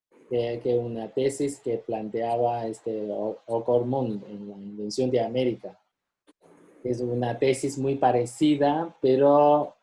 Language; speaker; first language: Spanish; non-native, fluent; Chinese